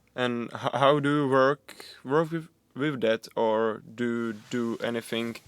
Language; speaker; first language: English; non-native, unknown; Czech